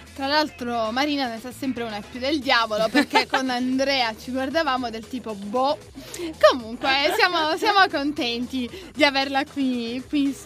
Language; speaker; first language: Italian; native; Italian